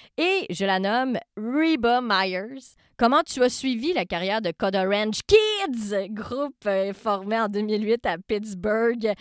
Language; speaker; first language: French; native; French